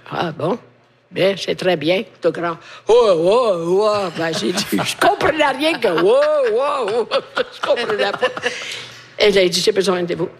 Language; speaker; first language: French; non-native, fluent; Italian